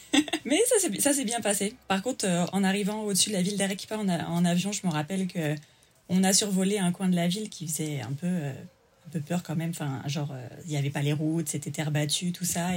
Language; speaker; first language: French; native; French